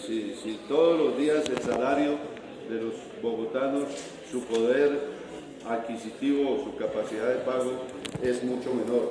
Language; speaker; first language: Spanish; native; Spanish